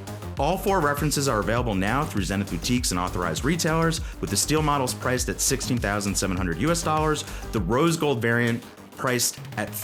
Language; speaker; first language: English; native; English